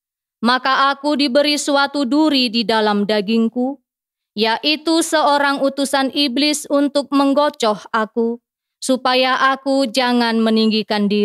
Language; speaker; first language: Indonesian; native; Indonesian